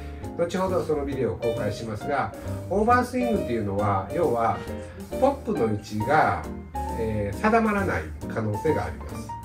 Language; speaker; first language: Japanese; native; Japanese